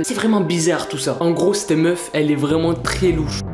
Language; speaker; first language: French; native; French